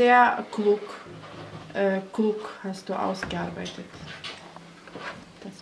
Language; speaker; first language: German; non-native, fluent; Russian